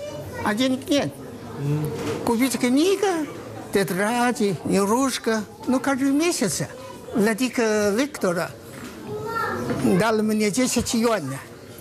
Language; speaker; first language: Russian; non-native, learner; Chinese